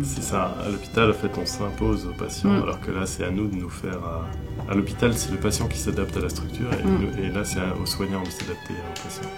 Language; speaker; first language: French; native; French